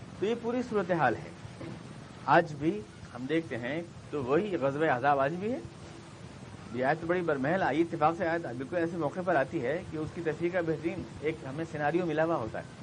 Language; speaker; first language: Urdu; native; Urdu